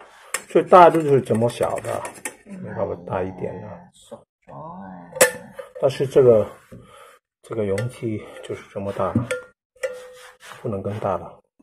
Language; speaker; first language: Chinese; non-native, local second language; Cantonese